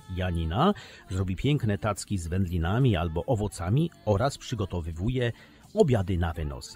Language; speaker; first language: Polish; native; Polish